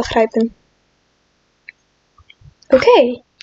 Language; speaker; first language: Dutch; non-native, learner; French